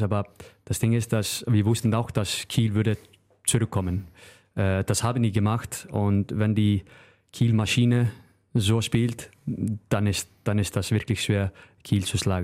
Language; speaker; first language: German; non-native, fluent; Icelandic